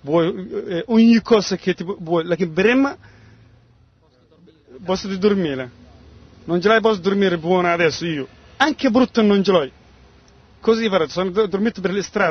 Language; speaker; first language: Italian; non-native, learner; Somali